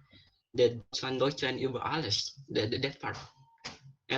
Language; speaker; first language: English; non-native, learner; Indonesian